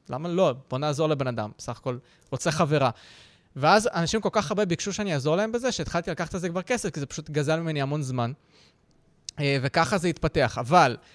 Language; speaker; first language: Hebrew; early bilingual, other home language; Russian